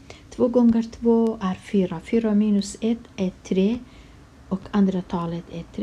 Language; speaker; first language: Swedish; non-native, fluent; Kurdish